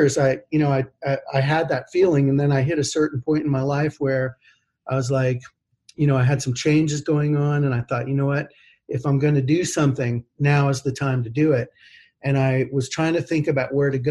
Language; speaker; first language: English; native; English